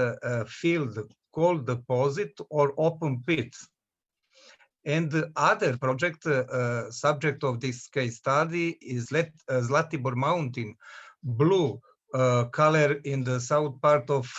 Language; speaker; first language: English; non-native, learner; Serbian